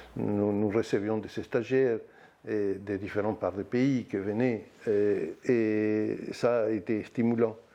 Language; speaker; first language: French; non-native, fluent; Spanish